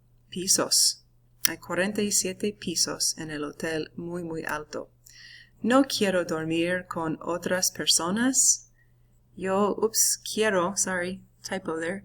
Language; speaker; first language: Spanish; non-native, fluent; English